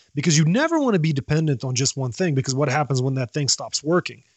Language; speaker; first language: English; non-native, fluent; Arabic